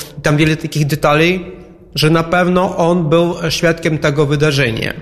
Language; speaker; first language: Polish; non-native, fluent; Ukrainian